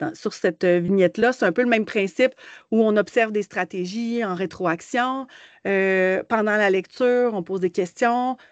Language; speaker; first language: French; native; French